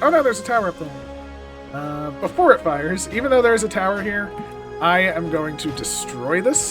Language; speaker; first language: English; native; English